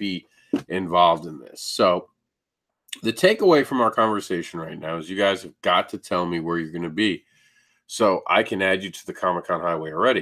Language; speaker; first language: English; native; English